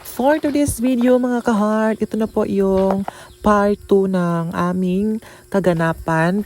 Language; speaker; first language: Filipino; non-native, local second language; Cebuano